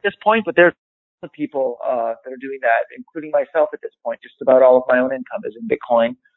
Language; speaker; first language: English; native; English